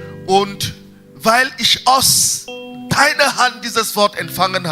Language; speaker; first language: German; non-native, fluent; French